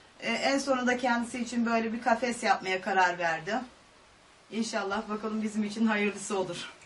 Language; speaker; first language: Turkish; native; Turkish